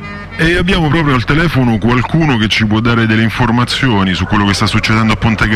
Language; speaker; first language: Italian; native; Italian